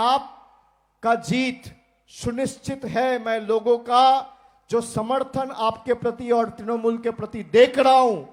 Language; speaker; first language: Hindi; non-native, local second language; Bangla